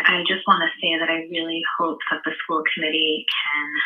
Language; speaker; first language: English; native; English